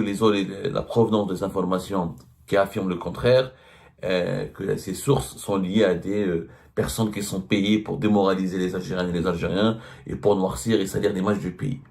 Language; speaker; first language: French; non-native, local second language; Arabic